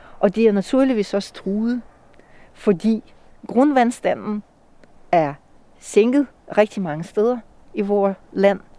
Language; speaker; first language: Danish; non-native, fluent; Russian